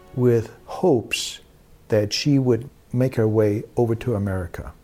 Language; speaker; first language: English; early bilingual, other home language; German